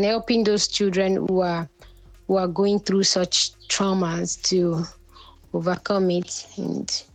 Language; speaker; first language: English; non-native, local second language; Yoruba